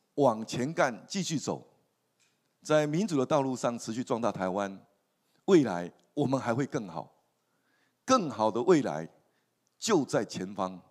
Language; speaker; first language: Chinese; native; Chinese